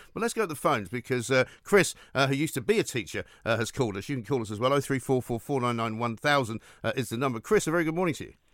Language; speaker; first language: English; native; English